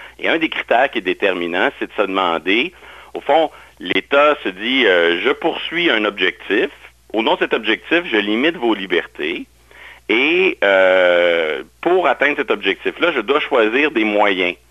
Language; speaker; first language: French; native; French